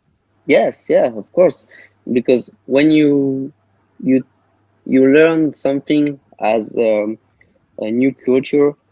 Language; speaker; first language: English; non-native, learner; French